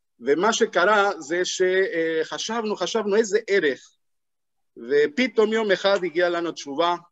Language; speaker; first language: Hebrew; non-native, fluent; Spanish